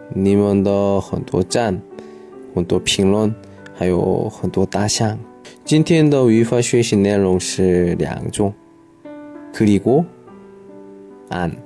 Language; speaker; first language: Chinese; non-native, learner; Korean